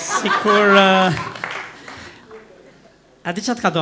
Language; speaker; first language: Albanian; native; Albanian